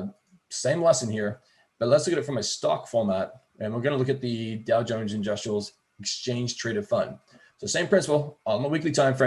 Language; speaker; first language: English; native; English